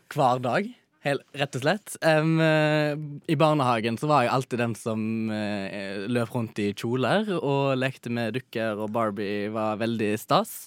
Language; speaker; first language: Norwegian; native; Norwegian